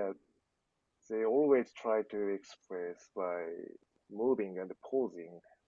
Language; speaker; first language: English; non-native, learner; Japanese